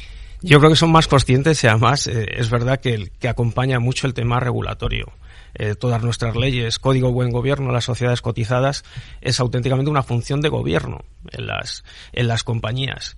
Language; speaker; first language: Spanish; native; Spanish